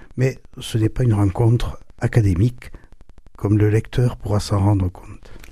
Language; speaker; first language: French; early bilingual, other home language; German